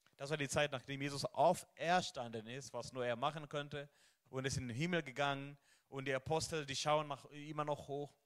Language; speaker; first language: German; non-native, fluent; Swahili